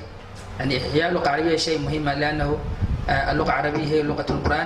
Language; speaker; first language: Arabic; non-native, learner; Somali